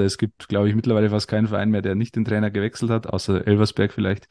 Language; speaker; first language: German; native; German